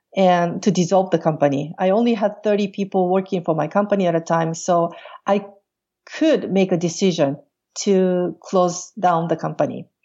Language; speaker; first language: English; non-native, fluent; Portuguese